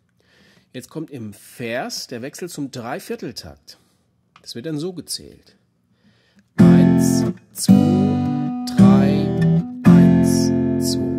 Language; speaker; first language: German; native; German